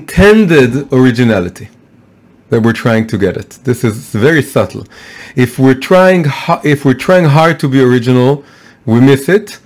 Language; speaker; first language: English; non-native, fluent; Hebrew